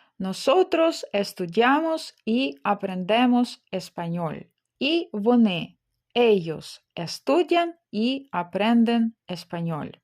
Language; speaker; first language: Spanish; non-native, fluent; Ukrainian